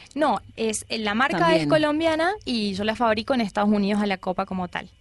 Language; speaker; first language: Spanish; native; Spanish